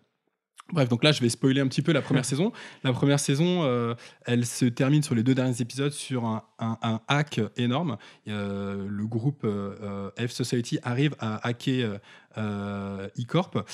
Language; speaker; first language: French; native; French